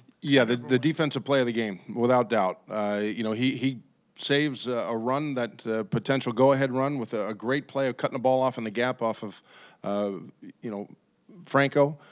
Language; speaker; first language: English; native; English